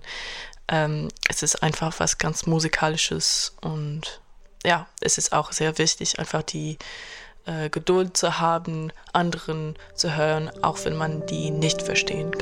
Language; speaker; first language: German; non-native, fluent; French